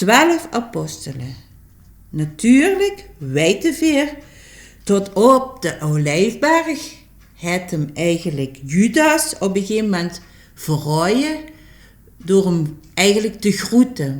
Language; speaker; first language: Dutch; native; Dutch